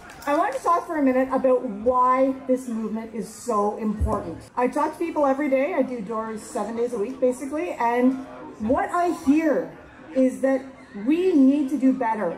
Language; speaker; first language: English; native; English